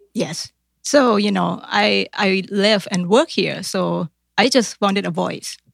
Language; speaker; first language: English; non-native, fluent; Thai